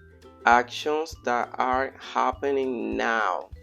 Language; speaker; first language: English; non-native, fluent; Spanish